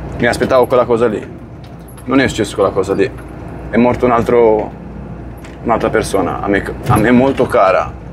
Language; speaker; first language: Italian; non-native, fluent; Romanian